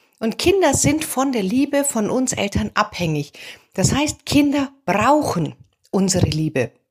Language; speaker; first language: German; native; German